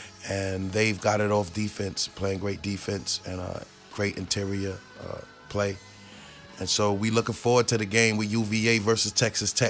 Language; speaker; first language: English; native; English